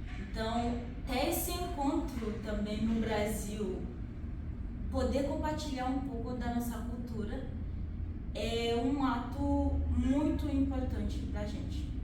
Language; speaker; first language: Portuguese; non-native, fluent; Haitian Creole